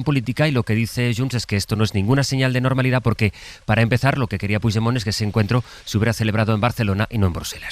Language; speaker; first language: Spanish; native; Spanish